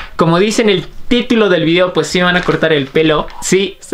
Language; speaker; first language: Spanish; native; Spanish